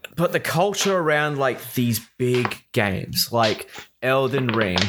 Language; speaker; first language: English; native; English